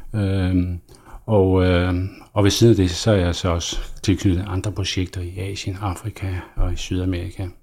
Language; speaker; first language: Danish; native; Danish